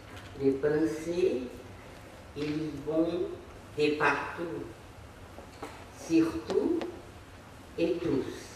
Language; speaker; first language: French; non-native, fluent; Portuguese